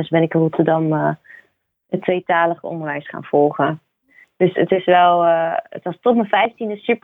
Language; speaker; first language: Dutch; native; Dutch